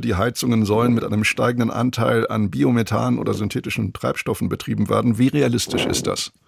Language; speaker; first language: German; native; German